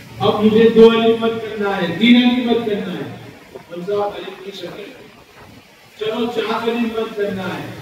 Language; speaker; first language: Urdu; native; Urdu